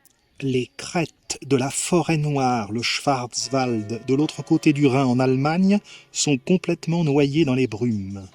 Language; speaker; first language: French; native; French